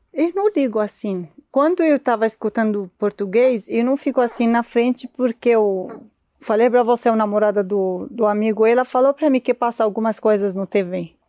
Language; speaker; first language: Portuguese; non-native, learner; Arabic